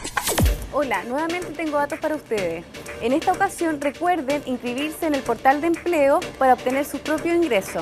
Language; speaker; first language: Spanish; native; Spanish